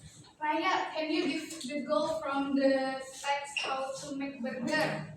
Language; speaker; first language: English; non-native, learner; Indonesian